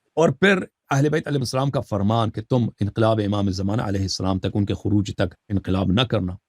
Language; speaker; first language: Urdu; early bilingual, heritage; Urdu